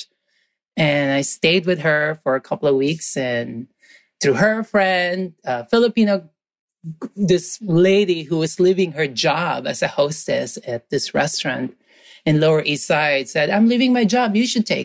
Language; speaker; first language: English; non-native, local second language; Filipino